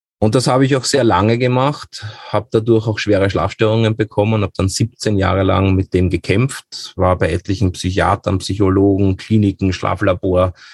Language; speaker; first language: German; native; German